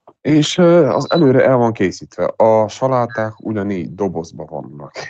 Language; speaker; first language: Hungarian; native; Hungarian